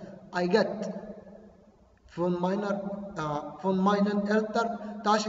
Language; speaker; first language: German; non-native, fluent; Arabic